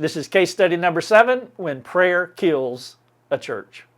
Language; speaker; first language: English; native; English